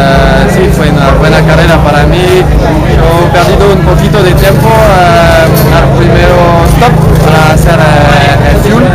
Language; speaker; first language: Spanish; non-native, learner; French